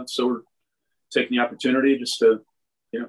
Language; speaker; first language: English; native; English